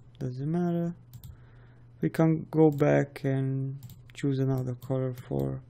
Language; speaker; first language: English; non-native, fluent; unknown